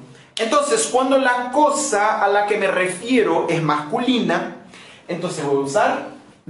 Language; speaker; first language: Spanish; non-native, fluent; Portuguese